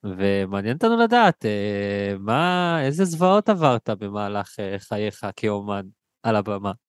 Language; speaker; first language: Hebrew; native; Hebrew